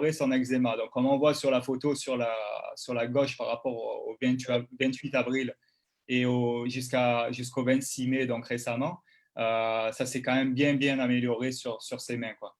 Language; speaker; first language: French; native; French